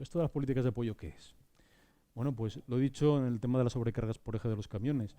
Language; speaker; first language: Spanish; native; Spanish